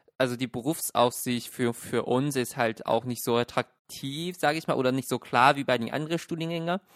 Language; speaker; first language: German; non-native, fluent; Chinese